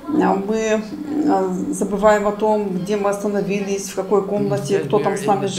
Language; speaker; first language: Russian; native; Russian